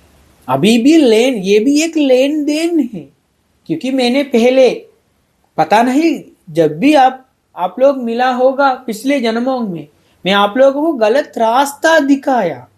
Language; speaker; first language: Hindi; non-native, fluent; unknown